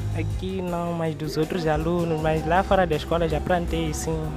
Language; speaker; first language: Portuguese; non-native, local second language; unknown